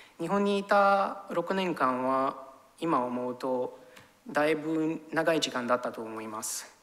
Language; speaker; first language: Japanese; non-native, fluent; Romanian